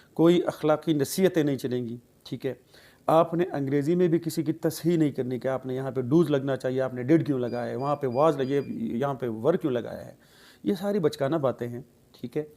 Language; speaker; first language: Urdu; non-native, local second language; Pashto